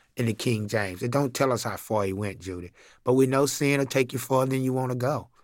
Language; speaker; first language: English; native; English